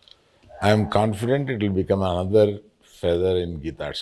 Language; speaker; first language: Telugu; native; Telugu